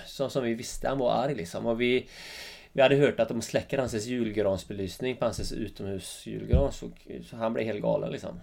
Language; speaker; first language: Swedish; native; Swedish